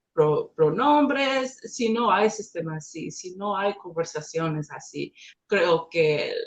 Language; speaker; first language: Spanish; non-native, learner; English